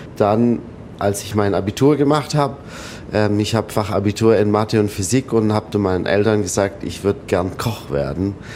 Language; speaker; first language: German; non-native, fluent; Arabic